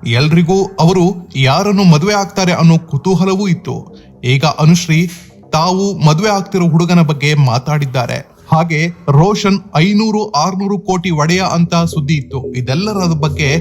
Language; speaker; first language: Kannada; native; Kannada